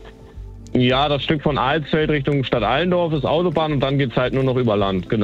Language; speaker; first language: German; native; German